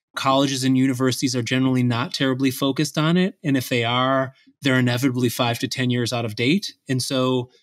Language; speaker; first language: English; native; English